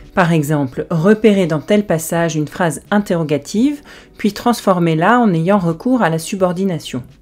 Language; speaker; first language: French; native; French